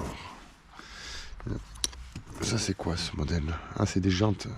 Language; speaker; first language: French; native; French